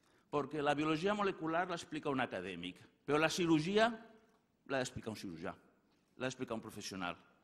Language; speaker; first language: Catalan; native; Catalan